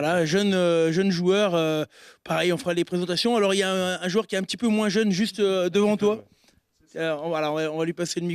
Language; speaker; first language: French; native; French